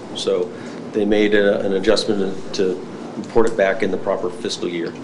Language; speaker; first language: English; native; English